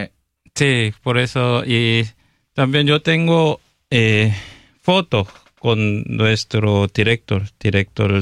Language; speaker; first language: Spanish; non-native, learner; Korean